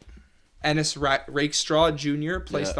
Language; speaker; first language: English; native; English